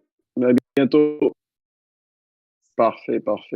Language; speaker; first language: French; native; French